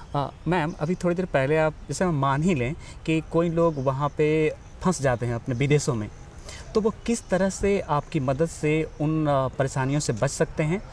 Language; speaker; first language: Hindi; native; Hindi